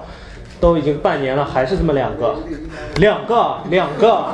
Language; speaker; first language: Chinese; native; Chinese